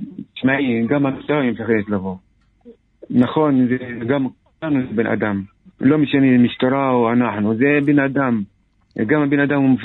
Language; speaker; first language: Hebrew; non-native, local second language; Arabic